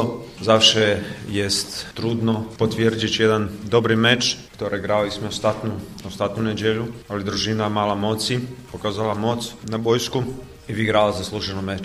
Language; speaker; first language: Polish; non-native, fluent; Croatian